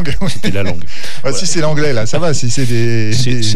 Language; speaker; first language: French; native; French